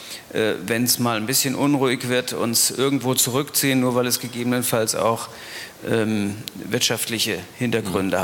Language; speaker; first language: German; native; German